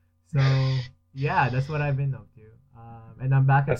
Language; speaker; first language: English; early bilingual, other home language; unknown